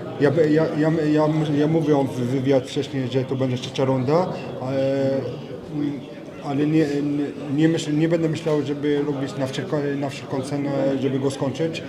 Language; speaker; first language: Polish; non-native, learner; French